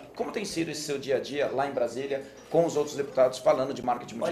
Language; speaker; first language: Portuguese; native; Portuguese